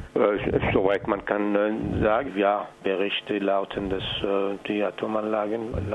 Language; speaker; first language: German; non-native, fluent; Persian